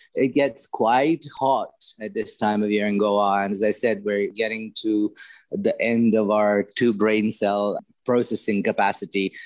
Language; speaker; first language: English; non-native, fluent; Romanian